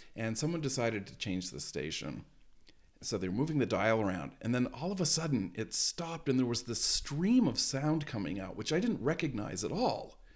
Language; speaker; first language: English; native; English